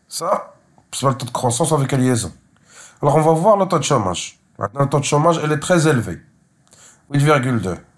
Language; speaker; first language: French; non-native, local second language; Arabic